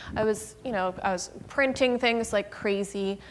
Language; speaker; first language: English; native; English